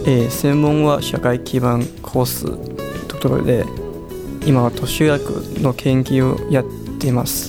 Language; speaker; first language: Japanese; non-native, fluent; Chinese